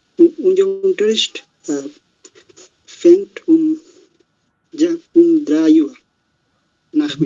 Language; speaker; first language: German; non-native, learner; Bangla